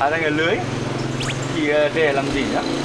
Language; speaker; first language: Vietnamese; non-native, fluent; Korean